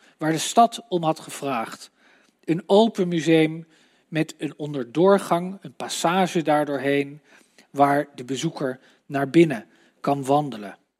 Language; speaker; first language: Dutch; native; Dutch